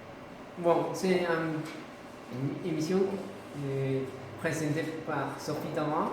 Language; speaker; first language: French; non-native, learner; Spanish